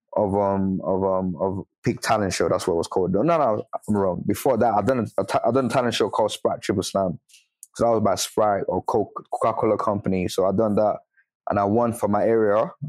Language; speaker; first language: English; non-native, local second language; Yoruba